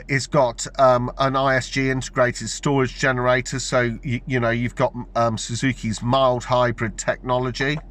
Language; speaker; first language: English; native; English